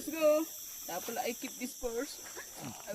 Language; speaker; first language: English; non-native, local second language; Malay